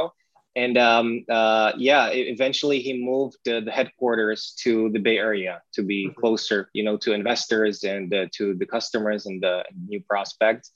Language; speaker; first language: English; non-native, fluent; Czech